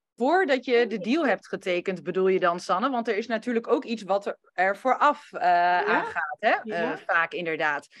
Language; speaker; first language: Dutch; early bilingual, other home language; Romanian